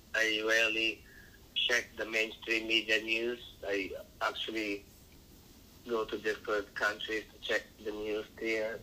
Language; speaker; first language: English; non-native, local second language; Filipino